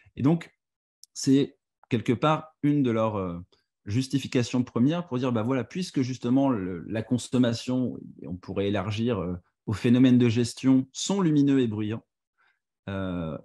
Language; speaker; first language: French; native; French